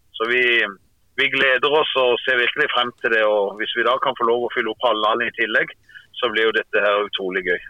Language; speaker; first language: Norwegian; native; Norwegian